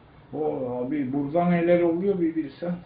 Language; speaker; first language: Turkish; native; Turkish